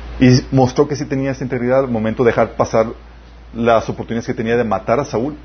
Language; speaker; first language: Spanish; native; Spanish